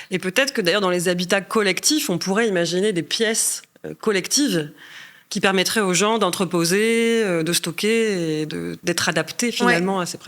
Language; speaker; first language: French; native; French